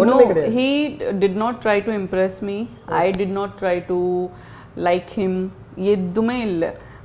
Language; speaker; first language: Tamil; non-native, fluent; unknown